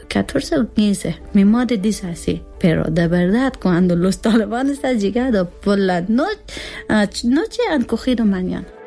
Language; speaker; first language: Spanish; non-native, learner; Persian